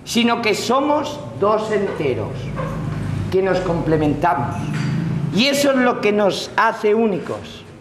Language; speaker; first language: Spanish; non-native, local second language; Catalan